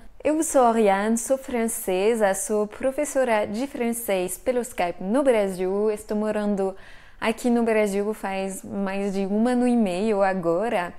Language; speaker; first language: Portuguese; non-native, fluent; French